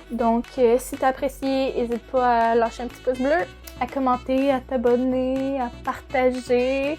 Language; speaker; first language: French; native; French